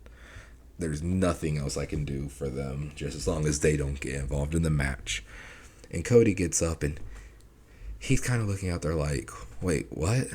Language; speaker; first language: English; native; English